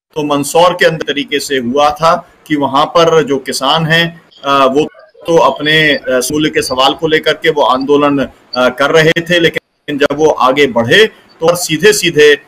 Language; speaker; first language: Hindi; native; Hindi